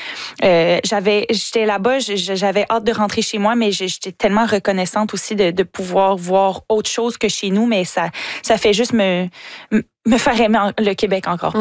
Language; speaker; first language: French; native; French